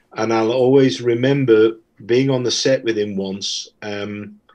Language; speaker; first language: English; native; English